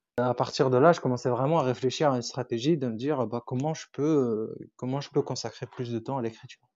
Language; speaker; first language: French; non-native, local second language; Arabic